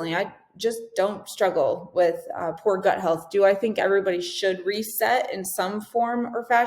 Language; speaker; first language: English; native; English